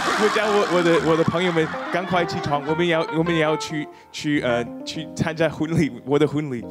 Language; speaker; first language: Chinese; non-native, fluent; English